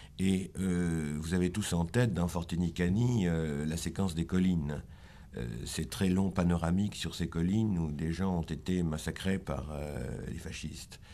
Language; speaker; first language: French; native; French